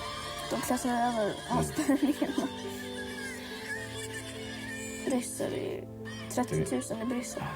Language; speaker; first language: Swedish; native; Swedish